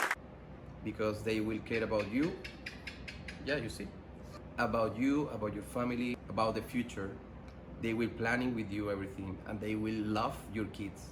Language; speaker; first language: English; non-native, learner; Spanish